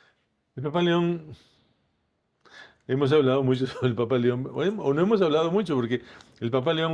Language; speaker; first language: Spanish; native; Spanish